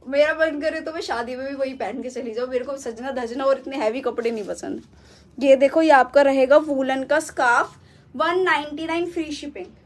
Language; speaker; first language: Hindi; native; Hindi